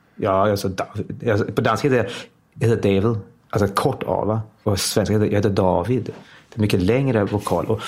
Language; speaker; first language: Swedish; early bilingual, heritage; Swedish